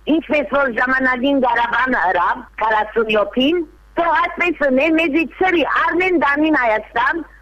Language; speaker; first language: Armenian; early bilingual, heritage; Armenian